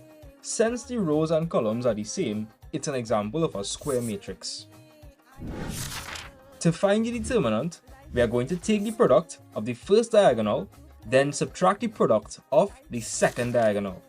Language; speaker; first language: English; native; English